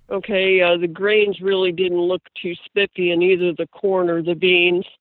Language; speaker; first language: English; native; English